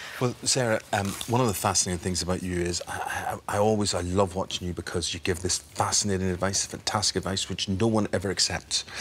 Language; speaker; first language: English; native; English